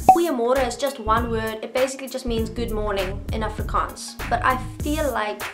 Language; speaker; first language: English; non-native, local second language; Afrikaans